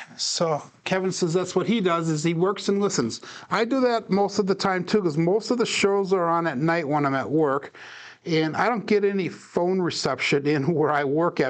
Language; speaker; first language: English; native; English